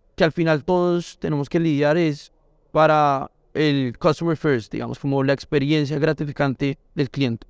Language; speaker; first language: Spanish; native; Spanish